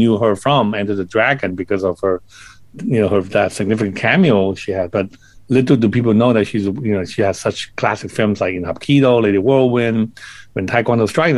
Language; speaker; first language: English; non-native, local second language; Cantonese